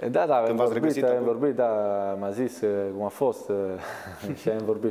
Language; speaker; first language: Romanian; non-native, learner; Italian